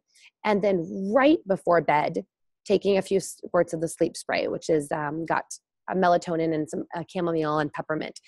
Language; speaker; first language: English; native; English